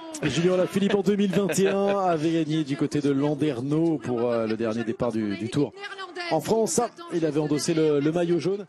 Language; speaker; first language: French; native; French